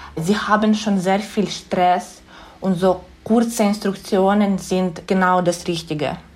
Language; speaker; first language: German; non-native, fluent; Ukrainian